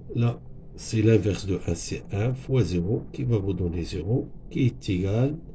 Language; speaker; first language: French; non-native, local second language; Arabic